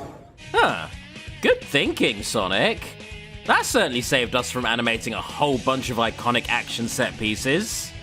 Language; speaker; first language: English; native; English